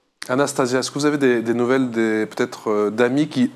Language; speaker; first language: French; native; French